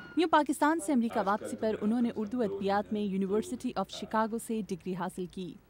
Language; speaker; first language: Urdu; native; Urdu